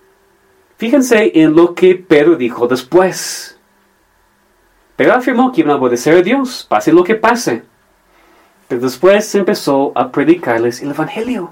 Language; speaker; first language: Spanish; non-native, fluent; English